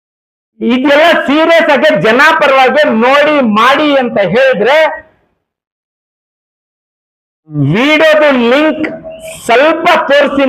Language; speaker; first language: Kannada; native; Kannada